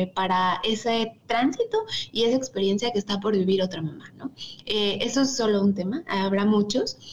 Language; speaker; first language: Spanish; native; Spanish